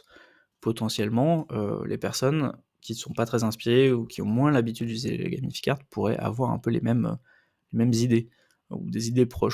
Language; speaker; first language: French; native; French